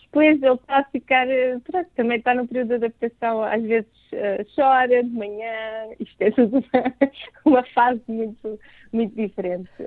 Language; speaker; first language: Portuguese; native; Portuguese